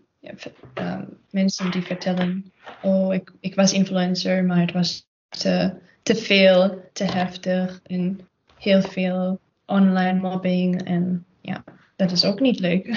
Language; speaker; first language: Dutch; non-native, learner; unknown